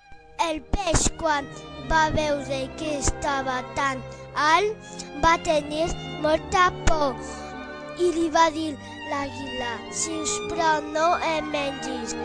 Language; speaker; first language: Catalan; non-native, learner; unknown